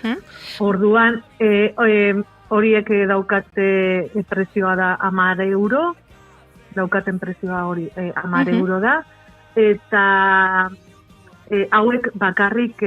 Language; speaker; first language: Basque; non-native, local second language; Spanish